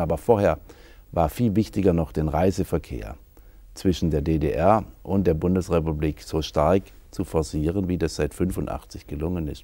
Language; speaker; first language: German; native; German